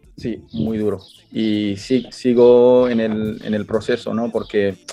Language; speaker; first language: Spanish; non-native, fluent; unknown